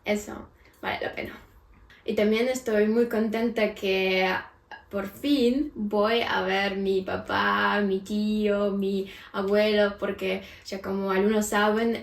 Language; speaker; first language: Spanish; non-native, fluent; Ukrainian